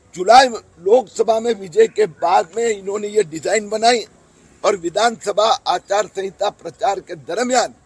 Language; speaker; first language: Hindi; non-native, local second language; Marathi